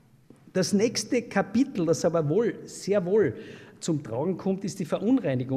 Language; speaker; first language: German; native; German